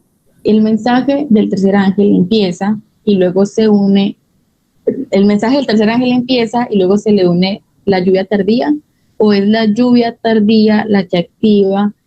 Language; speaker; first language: Spanish; native; Spanish